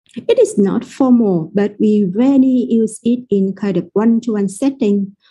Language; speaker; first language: English; non-native, fluent; Vietnamese